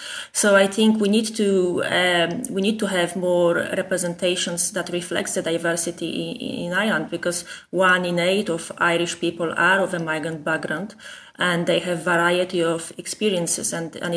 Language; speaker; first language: English; non-native, fluent; Polish